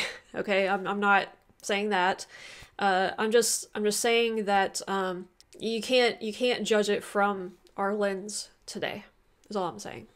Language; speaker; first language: English; native; English